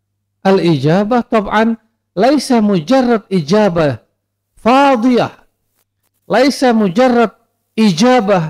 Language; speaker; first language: Arabic; non-native, fluent; Indonesian